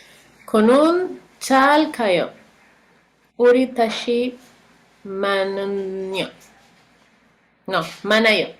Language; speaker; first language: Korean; non-native, learner; Spanish